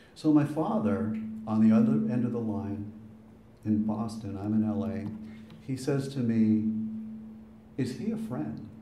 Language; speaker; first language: English; native; English